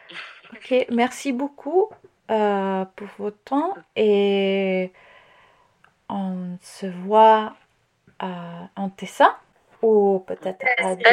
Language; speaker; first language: French; non-native, learner; Italian